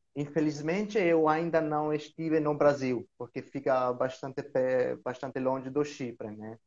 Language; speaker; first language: Portuguese; non-native, learner; Greek